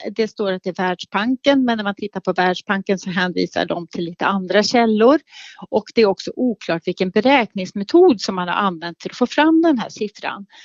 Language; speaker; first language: Swedish; native; Swedish